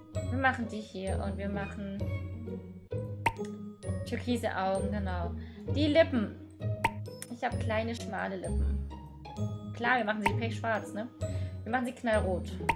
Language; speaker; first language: German; native; German